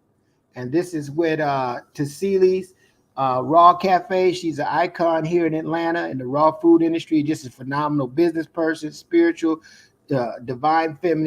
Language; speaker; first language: English; native; English